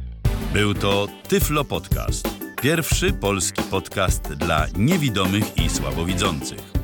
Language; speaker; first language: Polish; native; Polish